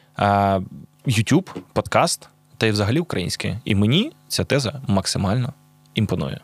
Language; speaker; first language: Ukrainian; native; Ukrainian